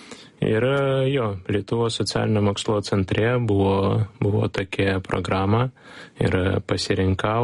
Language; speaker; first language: Lithuanian; non-native, learner; Ukrainian